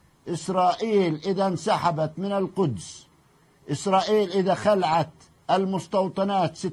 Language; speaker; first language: Arabic; native; Arabic